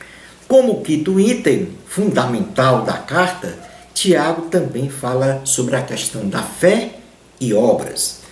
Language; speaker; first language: Portuguese; native; Portuguese